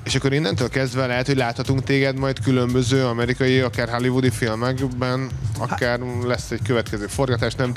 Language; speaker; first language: Hungarian; native; Hungarian